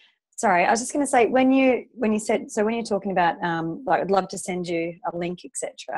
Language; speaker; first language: English; native; English